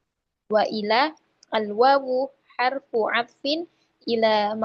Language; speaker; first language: Arabic; non-native, learner; Indonesian